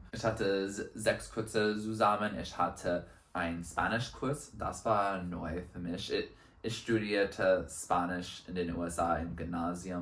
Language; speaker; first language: German; non-native, learner; English